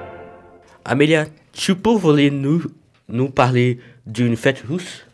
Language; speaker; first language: French; non-native, learner; Portuguese